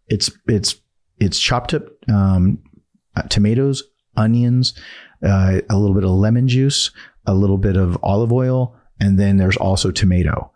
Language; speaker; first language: English; early bilingual, other home language; Persian